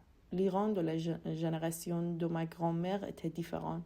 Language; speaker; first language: French; non-native, fluent; Persian